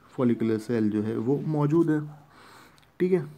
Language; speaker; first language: Hindi; non-native, local second language; Gujarati